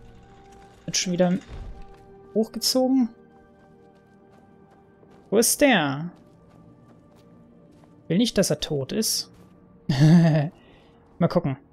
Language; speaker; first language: German; native; German